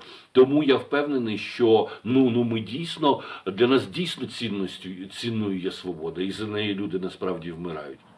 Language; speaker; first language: Ukrainian; native; Ukrainian